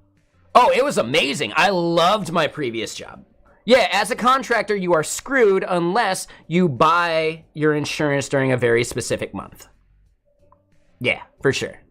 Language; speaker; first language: English; native; English